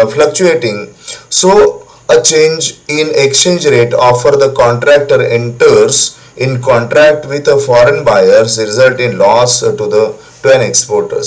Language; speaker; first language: English; non-native, local second language; Marathi